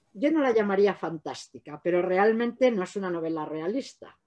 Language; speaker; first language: Spanish; native; Spanish